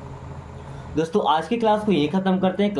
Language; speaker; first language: Hindi; native; Hindi